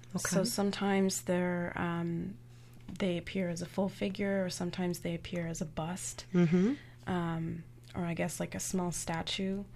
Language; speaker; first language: English; native; English